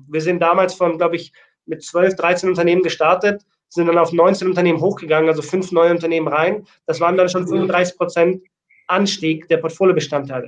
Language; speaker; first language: German; native; German